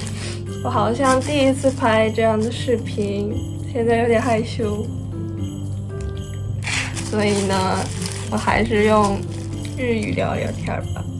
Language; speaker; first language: Chinese; non-native, fluent; Japanese